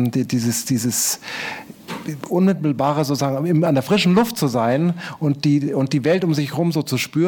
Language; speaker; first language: German; native; German